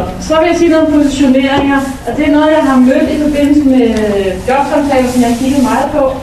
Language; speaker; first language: Danish; native; Danish